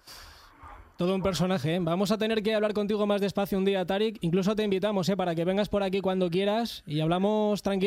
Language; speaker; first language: Spanish; native; Spanish